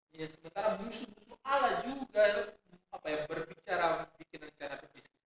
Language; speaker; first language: Indonesian; native; Indonesian